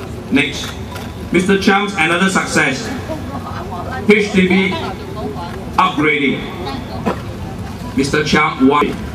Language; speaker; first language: English; non-native, local second language; Chinese